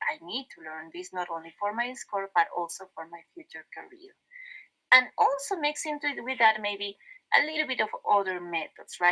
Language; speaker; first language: English; non-native, fluent; Spanish